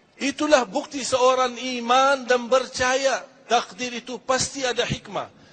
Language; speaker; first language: Malay; non-native, fluent; Arabic